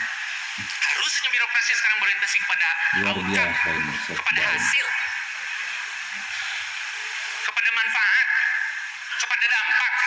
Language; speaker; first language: Indonesian; non-native, local second language; Sundanese